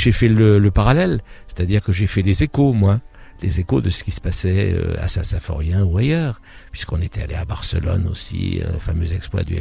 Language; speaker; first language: French; native; French